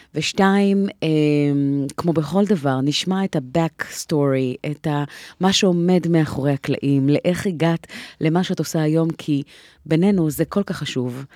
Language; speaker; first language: Hebrew; native; Hebrew